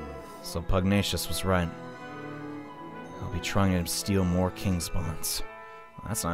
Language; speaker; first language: English; native; English